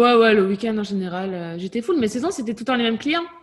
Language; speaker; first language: French; native; French